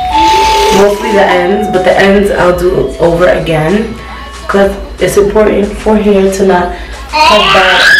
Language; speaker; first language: English; native; English